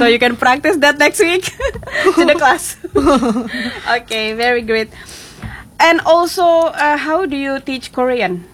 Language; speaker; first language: English; non-native, fluent; Indonesian